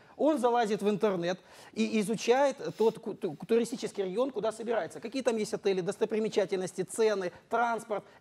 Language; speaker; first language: Russian; native; Russian